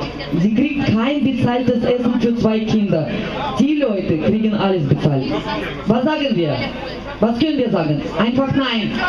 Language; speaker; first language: German; non-native, fluent; Russian